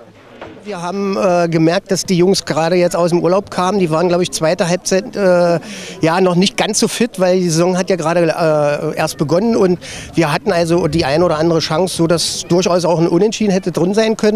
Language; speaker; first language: German; native; German